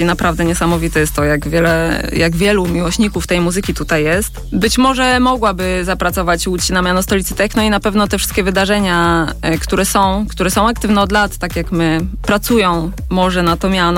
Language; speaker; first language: Polish; native; Polish